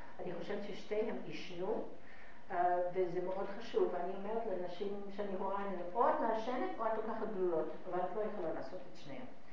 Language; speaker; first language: Hebrew; non-native, fluent; English